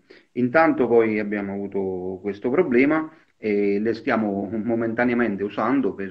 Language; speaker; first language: Italian; native; Italian